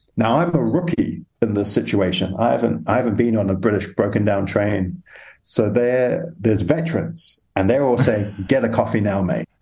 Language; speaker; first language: English; native; English